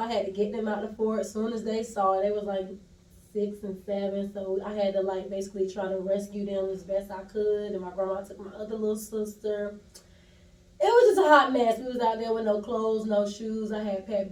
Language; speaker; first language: English; native; English